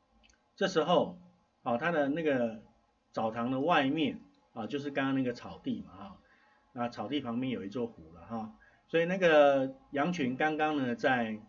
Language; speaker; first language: Chinese; native; Chinese